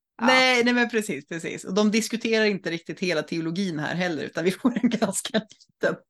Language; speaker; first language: Swedish; native; Swedish